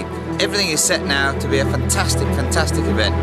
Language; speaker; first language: English; native; English